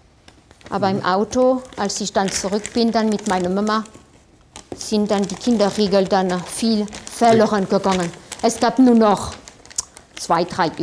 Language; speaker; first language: German; non-native, fluent; French